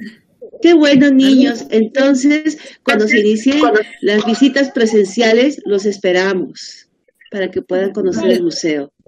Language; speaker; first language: Spanish; native; Spanish